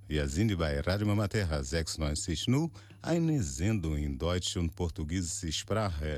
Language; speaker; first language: German; non-native, learner; Portuguese